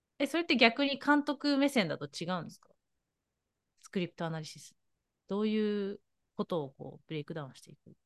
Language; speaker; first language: Japanese; native; Japanese